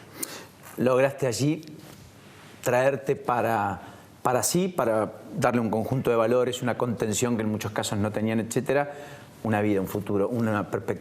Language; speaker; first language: Spanish; native; Spanish